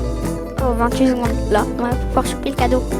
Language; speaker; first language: French; native; French